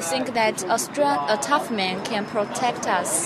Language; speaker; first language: English; non-native, fluent; Chinese